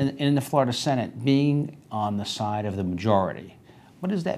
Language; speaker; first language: English; native; English